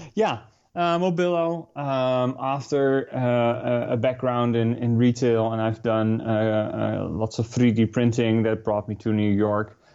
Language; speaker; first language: English; non-native, fluent; Dutch